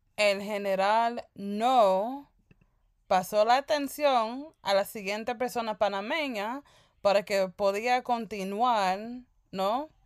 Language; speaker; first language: Spanish; early bilingual, heritage; Spanish